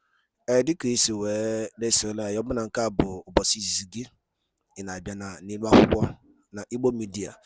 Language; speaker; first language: Igbo; native; Igbo